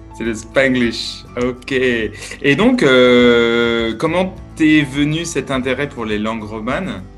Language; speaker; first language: French; native; French